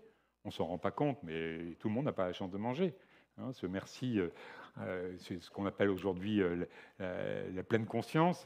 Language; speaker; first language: French; native; French